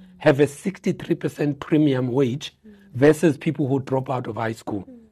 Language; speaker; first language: English; non-native, local second language; Xhosa